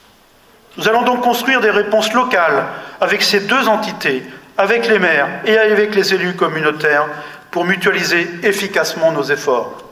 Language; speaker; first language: French; native; French